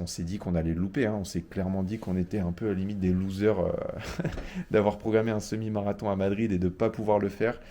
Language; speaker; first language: French; native; French